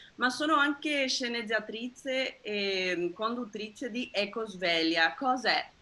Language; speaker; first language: Italian; non-native, fluent; Spanish